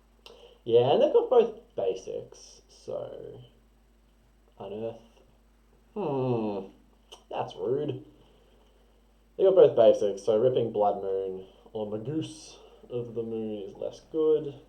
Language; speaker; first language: English; native; English